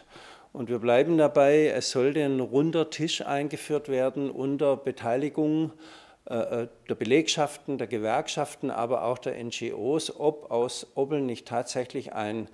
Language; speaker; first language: German; native; German